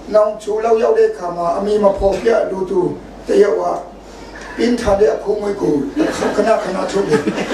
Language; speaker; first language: Burmese; non-native, local second language; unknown